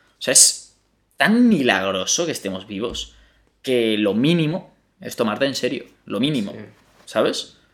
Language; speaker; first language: Spanish; native; Spanish